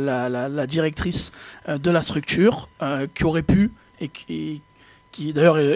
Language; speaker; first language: French; native; French